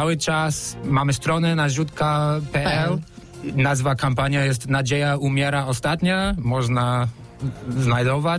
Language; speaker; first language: Polish; non-native, fluent; English